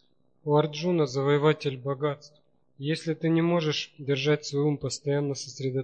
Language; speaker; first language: Russian; native; Russian